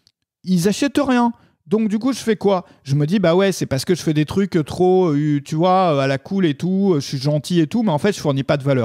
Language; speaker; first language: French; native; French